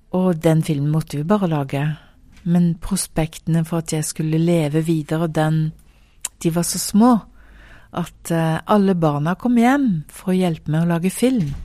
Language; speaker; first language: Norwegian; early bilingual, heritage; Norwegian